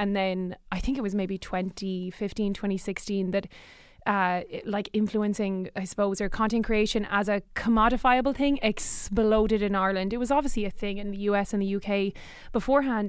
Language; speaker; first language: English; native; English